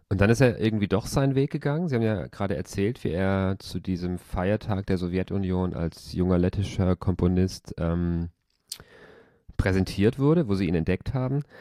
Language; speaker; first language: German; native; German